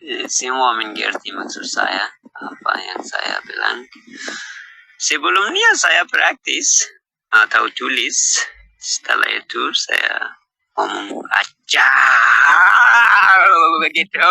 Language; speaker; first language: Indonesian; non-native, learner; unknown